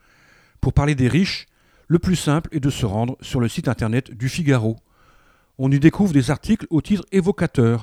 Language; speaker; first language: French; native; French